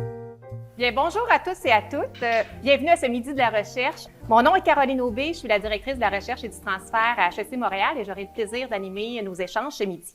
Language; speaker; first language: French; native; French